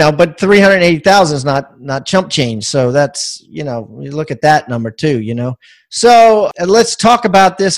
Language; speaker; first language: English; native; English